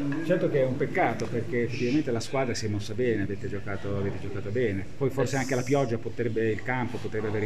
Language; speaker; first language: Italian; native; Italian